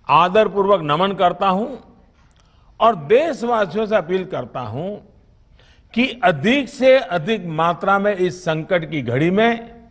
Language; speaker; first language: Hindi; non-native, local second language; Gujarati